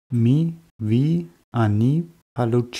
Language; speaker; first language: Russian; non-native, learner; German